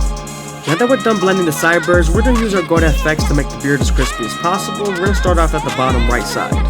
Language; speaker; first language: English; native; English